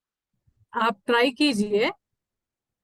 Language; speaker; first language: Hindi; native; Hindi